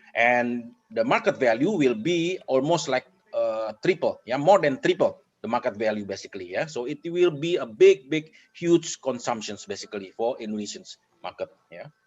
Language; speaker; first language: English; non-native, fluent; Indonesian